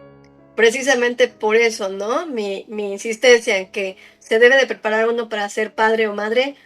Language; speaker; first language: Spanish; native; Spanish